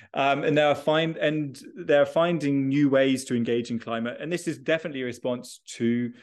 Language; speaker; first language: English; native; English